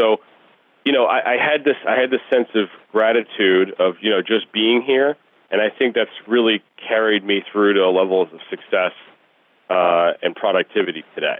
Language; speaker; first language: English; early bilingual, other home language; Russian